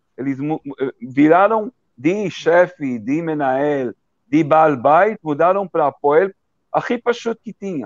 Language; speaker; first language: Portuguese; early bilingual, heritage; Portuguese